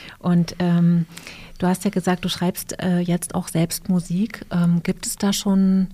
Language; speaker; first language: German; native; German